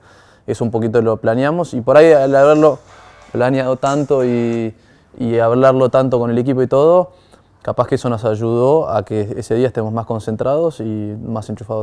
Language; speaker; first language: Spanish; native; Spanish